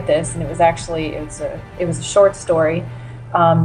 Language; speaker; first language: English; native; English